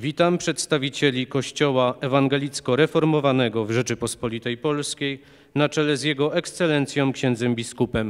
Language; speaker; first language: Polish; native; Polish